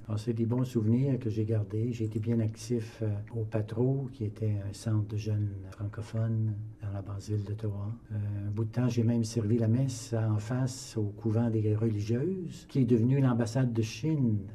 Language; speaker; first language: French; native; French